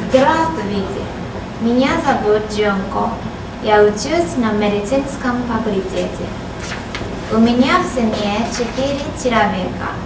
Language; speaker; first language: Russian; non-native, learner; Japanese